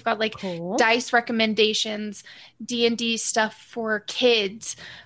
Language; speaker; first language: English; native; English